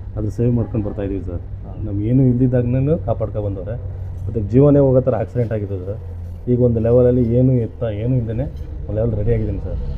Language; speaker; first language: Kannada; native; Kannada